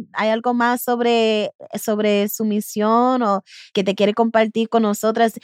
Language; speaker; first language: Spanish; early bilingual, heritage; Spanish